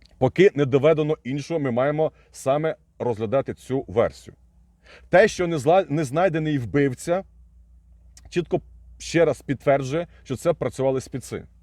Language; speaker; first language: Ukrainian; non-native, local second language; Russian